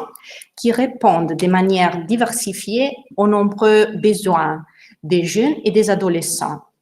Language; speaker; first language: French; non-native, learner; Italian